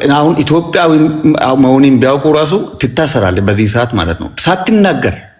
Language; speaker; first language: Amharic; native; Amharic